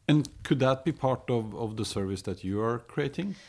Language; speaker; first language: English; non-native, fluent; Norwegian